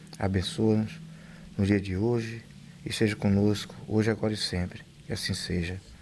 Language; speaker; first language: Portuguese; native; Portuguese